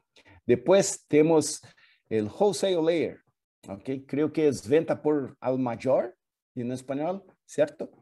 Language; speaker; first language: Spanish; non-native, fluent; Portuguese